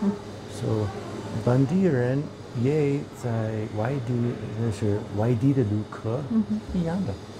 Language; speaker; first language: Chinese; non-native, learner; English